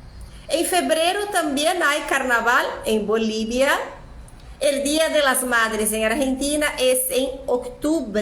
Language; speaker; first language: Spanish; non-native, fluent; Portuguese